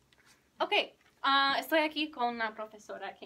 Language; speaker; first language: Spanish; non-native, learner; English